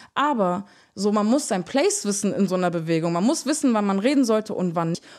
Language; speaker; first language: German; early bilingual, other home language; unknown